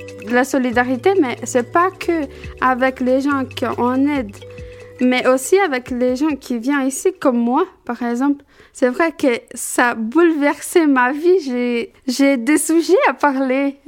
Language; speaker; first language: French; non-native, fluent; Portuguese